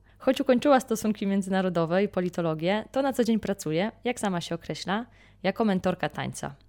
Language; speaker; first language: Polish; native; Polish